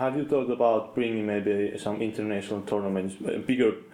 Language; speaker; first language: English; non-native, fluent; Finnish